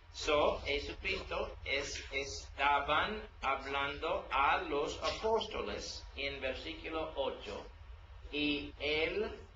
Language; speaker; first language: Spanish; non-native, learner; English